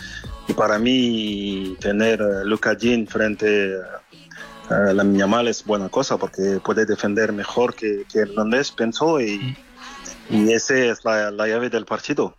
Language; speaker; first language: Spanish; non-native, fluent; French